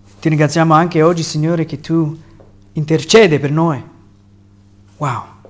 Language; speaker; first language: Italian; non-native, fluent; English